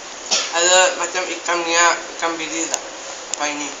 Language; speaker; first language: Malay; non-native, local second language; Chinese